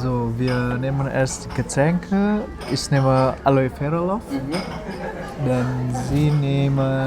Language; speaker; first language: German; non-native, learner; Indonesian